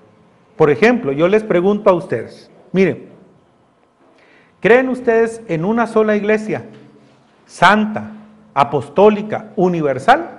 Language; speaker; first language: Spanish; native; Spanish